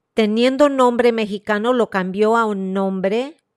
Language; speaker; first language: Spanish; early bilingual, heritage; Spanish